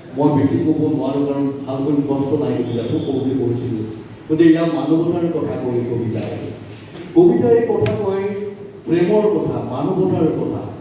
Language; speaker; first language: Assamese; native; Assamese